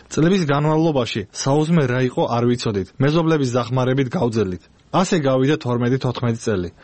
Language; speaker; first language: Georgian; non-native, local second language; Azerbaijani